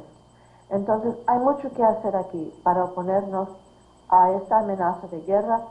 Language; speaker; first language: Spanish; early bilingual, heritage; Spanish